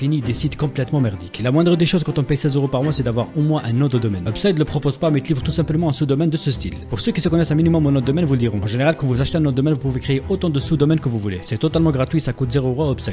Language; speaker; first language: French; native; French